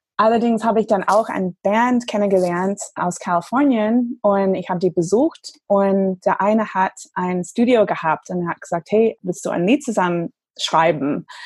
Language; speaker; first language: German; non-native, fluent; English